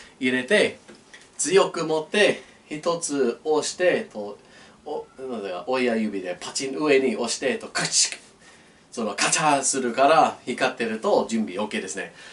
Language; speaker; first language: Japanese; non-native, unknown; English